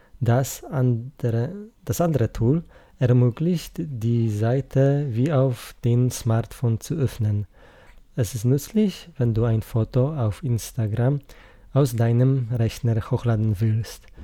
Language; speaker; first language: German; non-native, learner; Polish